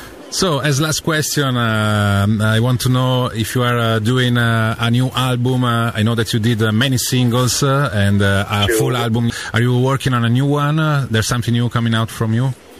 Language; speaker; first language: English; non-native, fluent; Italian